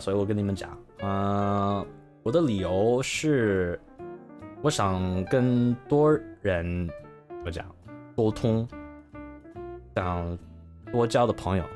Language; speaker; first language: Chinese; non-native, learner; English